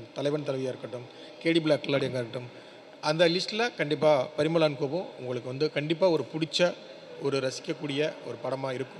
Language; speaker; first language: Tamil; native; Tamil